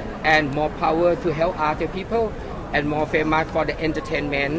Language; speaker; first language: English; non-native, learner; Thai